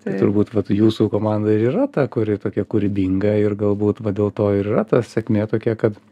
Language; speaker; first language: Lithuanian; native; Lithuanian